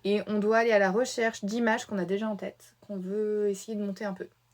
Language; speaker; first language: French; native; French